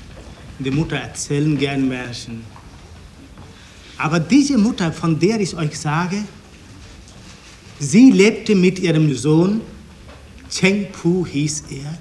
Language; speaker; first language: German; non-native, fluent; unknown